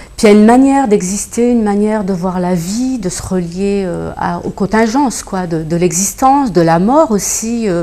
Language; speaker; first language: French; early bilingual, other home language; Kabyle